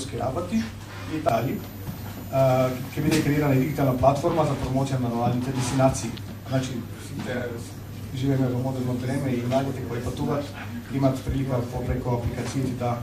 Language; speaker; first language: Macedonian; non-native, fluent; Slovenian